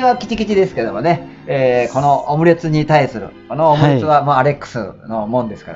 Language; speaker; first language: Japanese; native; Japanese